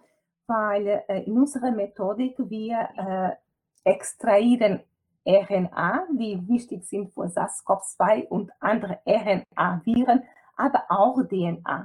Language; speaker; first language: German; non-native, fluent; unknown